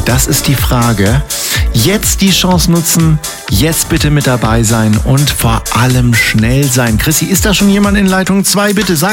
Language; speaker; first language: German; native; German